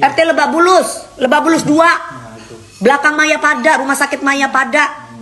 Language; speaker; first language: Indonesian; native; Indonesian